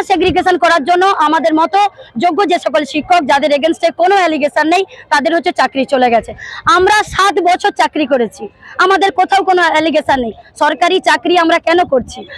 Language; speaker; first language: Bangla; native; Bangla